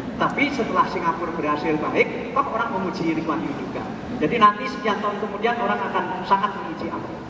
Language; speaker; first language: Indonesian; non-native, local second language; Javanese